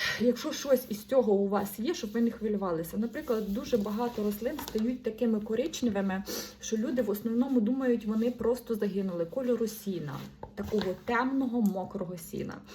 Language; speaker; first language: Ukrainian; non-native, local second language; Russian